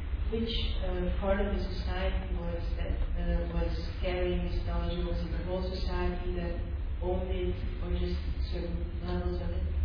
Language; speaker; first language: English; non-native, fluent; Hungarian